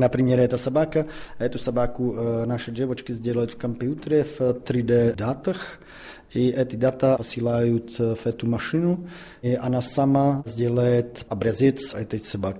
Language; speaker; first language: Russian; non-native, fluent; Czech